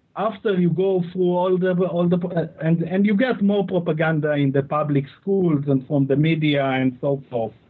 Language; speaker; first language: English; non-native, fluent; Hebrew